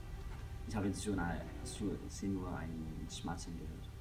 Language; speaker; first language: German; non-native, learner; Danish